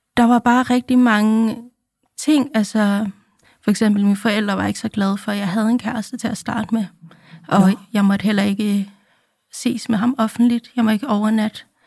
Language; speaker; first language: Danish; early bilingual, other home language; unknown